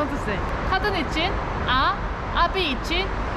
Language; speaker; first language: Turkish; non-native, learner; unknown